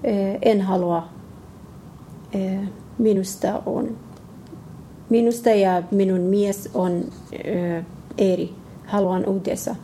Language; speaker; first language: Finnish; non-native, learner; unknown